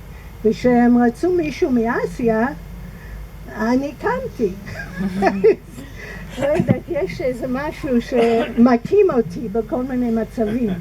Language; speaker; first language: Hebrew; non-native, fluent; English